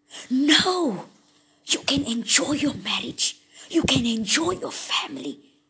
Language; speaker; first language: English; non-native, local second language; Afrikaans